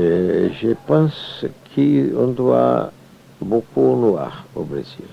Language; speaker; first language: French; non-native, fluent; Portuguese